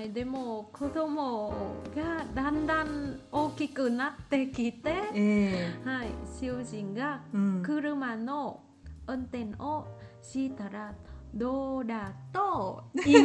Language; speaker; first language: Japanese; non-native, learner; Vietnamese